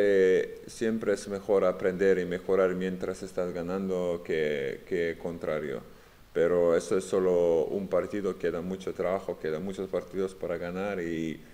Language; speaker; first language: Spanish; non-native, fluent; Serbian